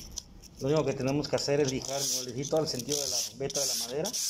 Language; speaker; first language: Spanish; native; Spanish